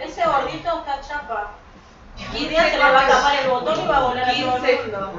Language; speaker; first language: Spanish; native; Spanish